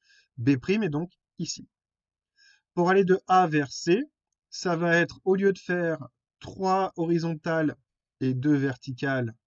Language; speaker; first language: French; native; French